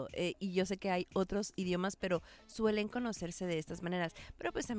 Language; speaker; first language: Spanish; native; Spanish